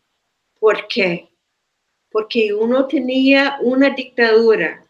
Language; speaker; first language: Spanish; non-native, fluent; English